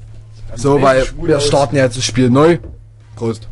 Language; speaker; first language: German; native; German